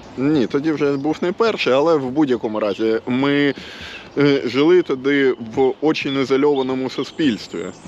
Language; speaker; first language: Ukrainian; non-native, local second language; Russian